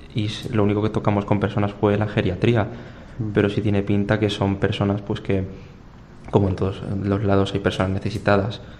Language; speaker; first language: Spanish; native; Spanish